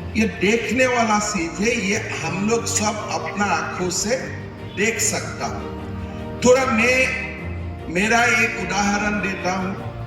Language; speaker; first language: Hindi; non-native, local second language; Assamese